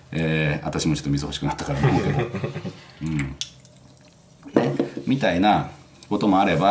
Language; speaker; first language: Japanese; native; Japanese